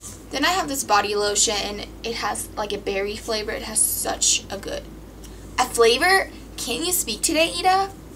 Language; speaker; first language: English; non-native, fluent; Danish